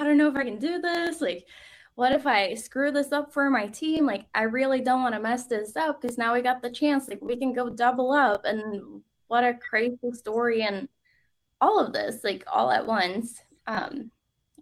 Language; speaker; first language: English; non-native, fluent; Norwegian